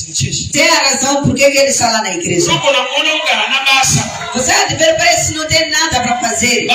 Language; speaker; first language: Portuguese; non-native, local second language; Shona